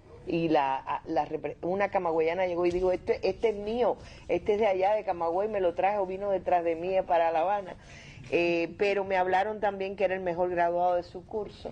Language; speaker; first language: Spanish; native; Spanish